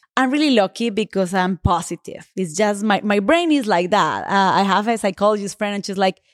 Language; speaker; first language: English; non-native, fluent; Spanish